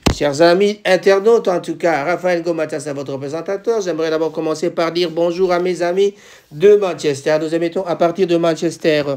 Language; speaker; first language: French; non-native, local second language; Lingala